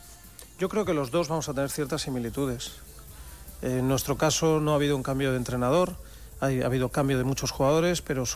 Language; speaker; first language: Spanish; native; Spanish